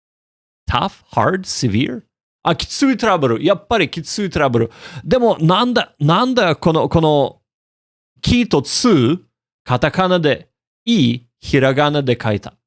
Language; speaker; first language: Japanese; non-native, learner; English